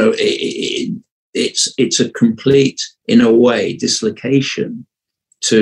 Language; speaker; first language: English; native; English